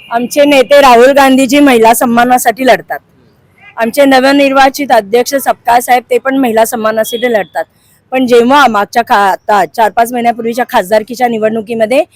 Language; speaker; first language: Marathi; non-native, local second language; Hindi